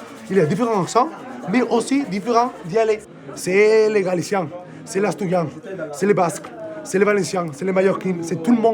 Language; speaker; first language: French; non-native, learner; Spanish